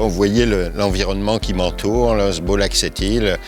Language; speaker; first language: French; native; French